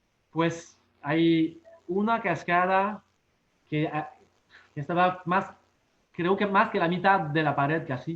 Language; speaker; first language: Spanish; non-native, fluent; French